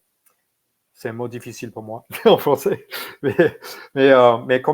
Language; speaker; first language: French; non-native, fluent; English